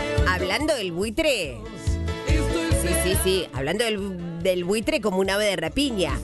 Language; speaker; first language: Spanish; native; Spanish